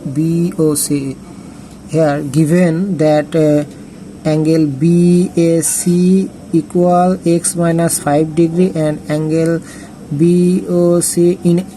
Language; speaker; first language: English; non-native, local second language; Bangla